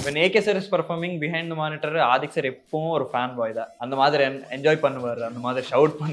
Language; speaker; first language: Tamil; non-native, learner; Telugu